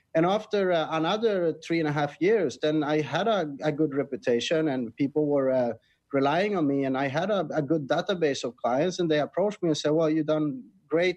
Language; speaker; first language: English; non-native, fluent; Swedish